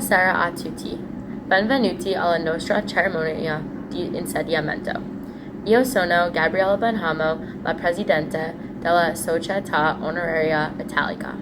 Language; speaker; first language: Italian; non-native, learner; English